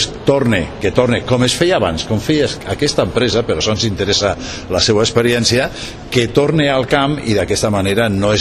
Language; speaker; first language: Catalan; native; Catalan